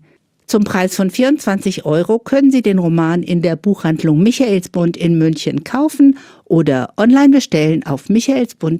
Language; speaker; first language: German; native; German